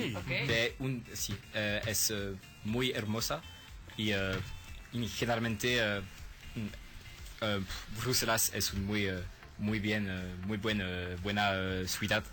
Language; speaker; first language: Spanish; non-native, learner; French